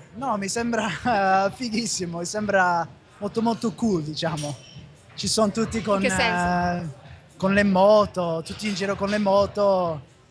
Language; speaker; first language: Italian; non-native, fluent; English